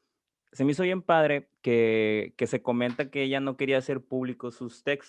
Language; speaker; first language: Spanish; native; Spanish